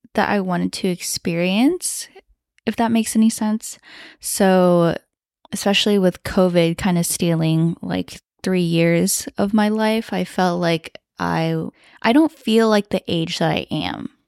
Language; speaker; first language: English; early bilingual, other home language; Chinese